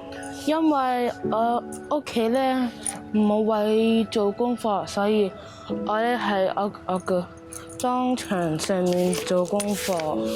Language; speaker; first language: Cantonese; early bilingual, other home language; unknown